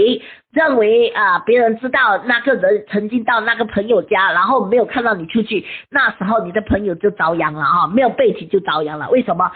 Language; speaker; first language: Chinese; native; Chinese